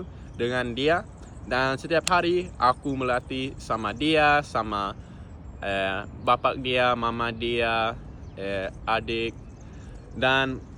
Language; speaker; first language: Indonesian; non-native, fluent; English